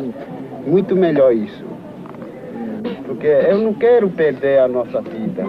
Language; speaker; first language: Portuguese; non-native, local second language; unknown